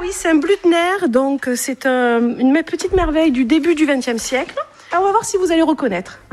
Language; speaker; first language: French; native; French